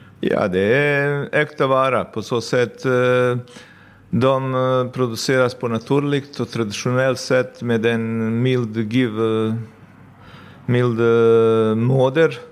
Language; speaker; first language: Swedish; non-native, fluent; Bosnian